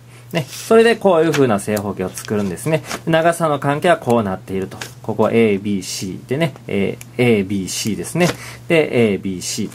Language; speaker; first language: Japanese; native; Japanese